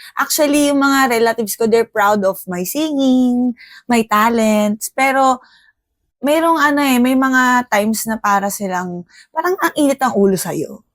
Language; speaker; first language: Filipino; native; Filipino